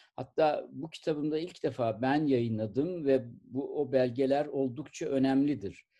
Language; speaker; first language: Turkish; native; Turkish